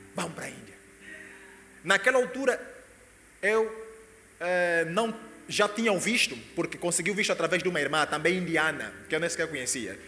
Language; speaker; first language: Portuguese; native; Portuguese